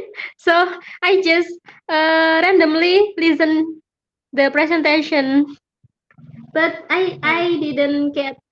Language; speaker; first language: English; non-native, learner; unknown